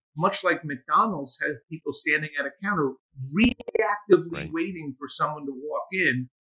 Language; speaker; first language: English; native; English